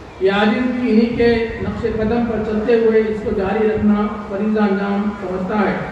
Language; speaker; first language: Urdu; native; Urdu